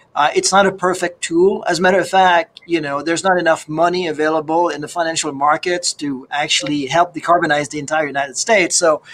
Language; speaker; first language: English; native; English